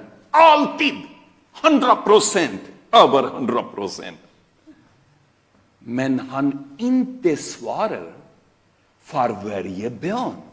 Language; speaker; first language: Swedish; non-native, fluent; Urdu